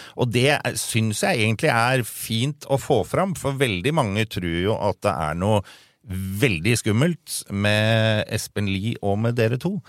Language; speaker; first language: Norwegian; native; Norwegian